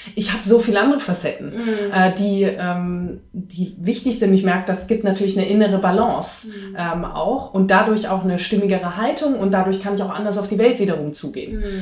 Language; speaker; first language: German; native; German